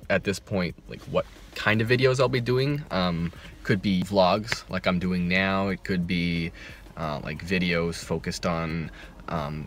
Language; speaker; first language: English; native; English